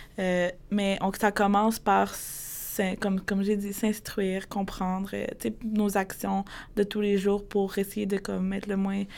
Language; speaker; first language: French; early bilingual, other home language; Spanish